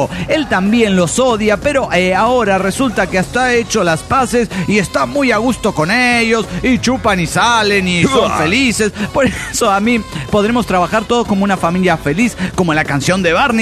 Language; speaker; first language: Spanish; native; Spanish